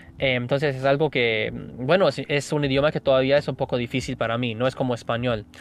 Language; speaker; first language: Spanish; non-native, fluent; English